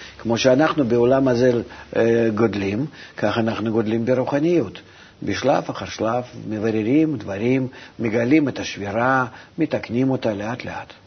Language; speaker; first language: Hebrew; non-native, fluent; Russian